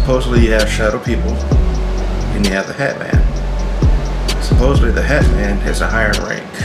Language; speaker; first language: English; native; English